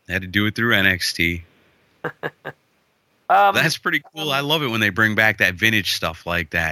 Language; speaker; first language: English; native; English